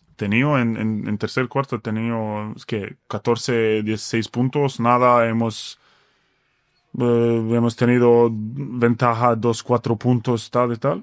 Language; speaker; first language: Spanish; non-native, fluent; Bosnian